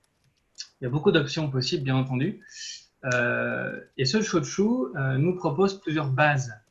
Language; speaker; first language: French; native; French